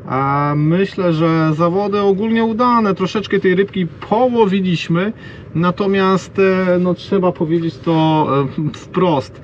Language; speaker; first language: Polish; native; Polish